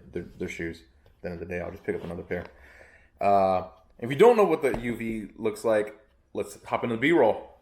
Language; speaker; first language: English; native; English